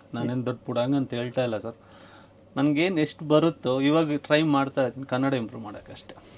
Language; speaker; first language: Kannada; non-native, local second language; Tulu